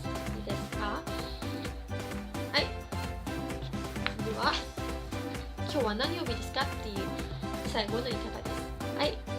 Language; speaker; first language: Japanese; non-native, fluent; Cebuano